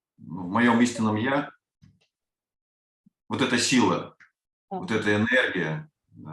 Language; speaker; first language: Russian; native; Russian